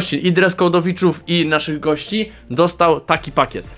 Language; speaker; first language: Polish; native; Polish